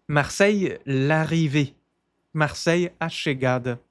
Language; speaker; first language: French; non-native, learner; Portuguese